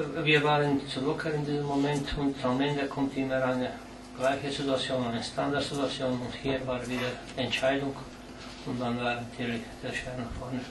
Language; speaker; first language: German; non-native, learner; Slovenian